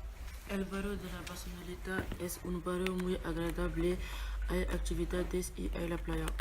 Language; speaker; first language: Spanish; non-native, learner; French